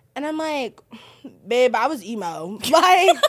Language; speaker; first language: English; early bilingual, other home language; Filipino